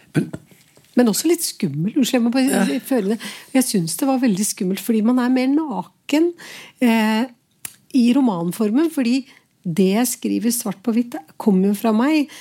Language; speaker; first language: Norwegian; early bilingual, other home language; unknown